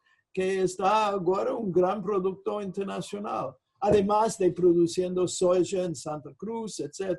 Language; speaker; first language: Spanish; non-native, fluent; English